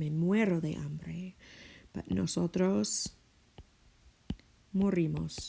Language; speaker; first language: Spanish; non-native, fluent; English